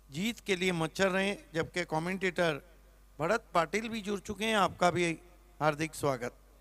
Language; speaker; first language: Hindi; non-native, local second language; Marathi